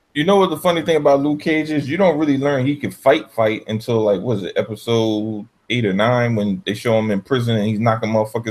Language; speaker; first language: English; native; English